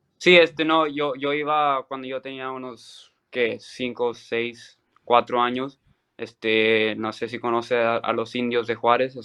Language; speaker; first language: Spanish; early bilingual, heritage; Spanish